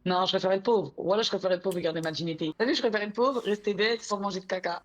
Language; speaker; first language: French; early bilingual, other home language; Arabic